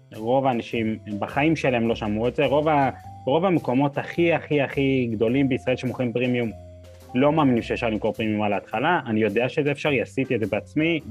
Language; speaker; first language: Hebrew; native; Hebrew